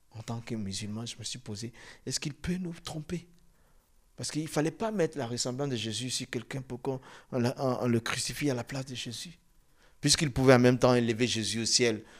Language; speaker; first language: French; non-native, local second language; Dyula